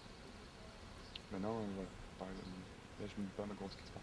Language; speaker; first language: French; native; French